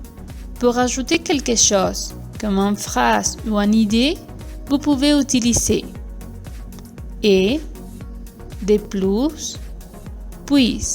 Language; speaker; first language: French; non-native, fluent; Spanish